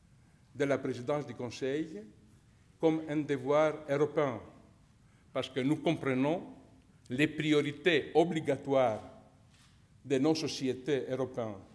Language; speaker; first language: French; non-native, fluent; Greek